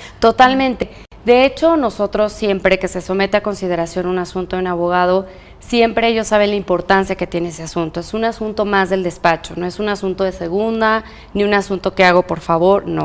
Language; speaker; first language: Spanish; native; Spanish